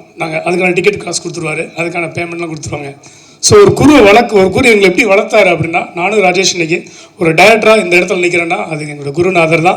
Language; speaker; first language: Tamil; native; Tamil